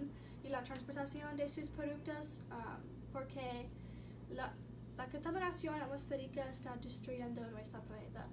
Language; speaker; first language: Spanish; non-native, learner; English